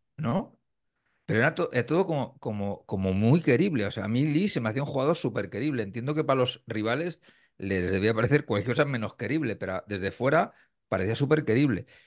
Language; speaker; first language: Spanish; native; Spanish